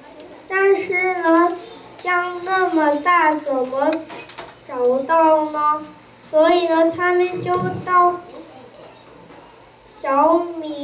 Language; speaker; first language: Chinese; early bilingual, heritage; Chinese